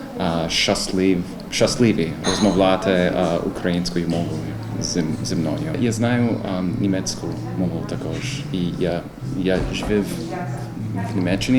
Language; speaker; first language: Ukrainian; non-native, learner; English